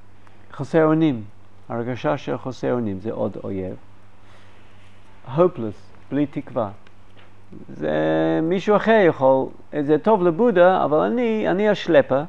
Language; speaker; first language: Hebrew; non-native, fluent; English